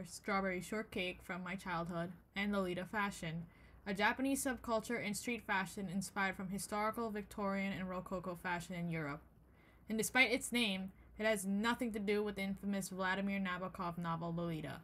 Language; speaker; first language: English; native; English